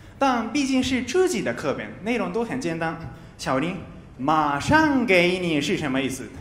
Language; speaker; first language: Chinese; non-native, fluent; Japanese